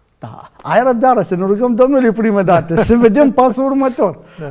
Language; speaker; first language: Romanian; non-native, learner; Arabic